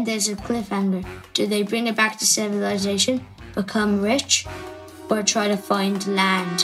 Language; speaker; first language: English; native; English